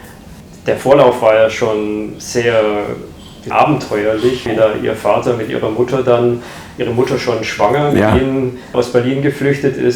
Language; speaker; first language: German; native; German